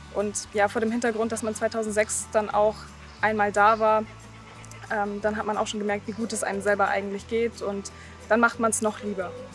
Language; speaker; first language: German; early bilingual, other home language; Russian